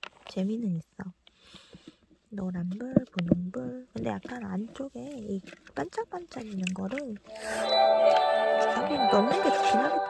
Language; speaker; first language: Korean; native; Korean